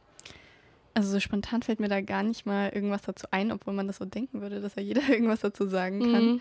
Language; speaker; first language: German; native; German